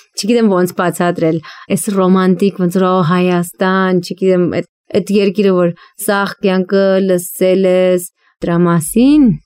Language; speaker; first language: Armenian; early bilingual, heritage; Armenian